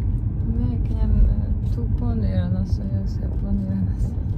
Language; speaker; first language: Korean; non-native, learner; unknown